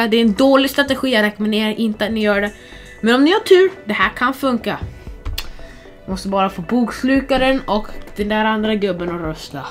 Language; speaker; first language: Swedish; non-native, fluent; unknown